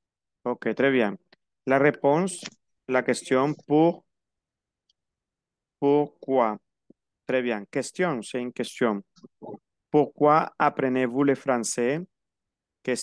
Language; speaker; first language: French; non-native, fluent; Spanish